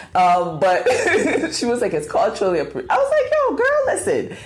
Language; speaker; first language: English; non-native, local second language; Akan